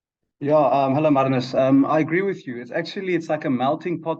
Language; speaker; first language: English; native; English